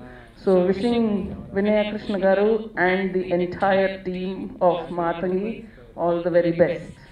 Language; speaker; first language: Telugu; native; Telugu